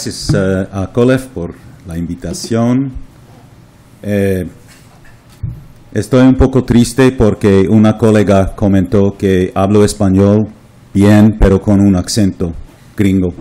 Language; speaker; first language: Spanish; non-native, fluent; English